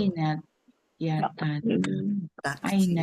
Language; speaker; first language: Arabic; non-native, learner; Indonesian